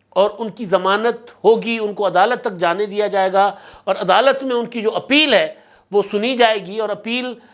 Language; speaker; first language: Urdu; non-native, local second language; Sindhi